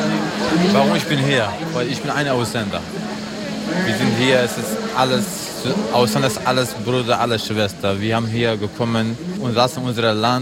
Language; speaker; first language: German; non-native, learner; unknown